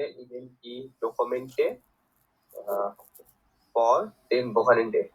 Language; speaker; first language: German; non-native, learner; Bangla